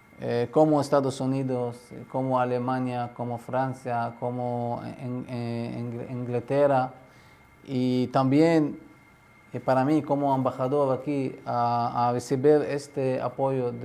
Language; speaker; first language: Spanish; non-native, learner; Arabic